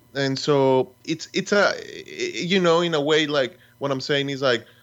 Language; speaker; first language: English; non-native, fluent; Spanish